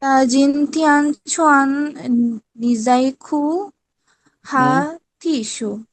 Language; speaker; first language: Chinese; non-native, learner; Bangla